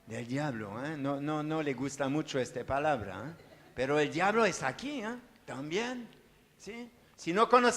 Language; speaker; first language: Spanish; non-native, learner; French